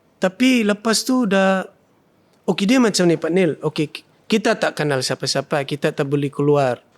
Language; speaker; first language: Malay; non-native, fluent; Thai